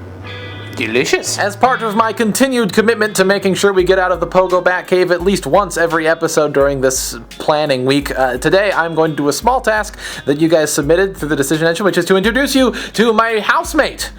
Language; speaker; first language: English; native; English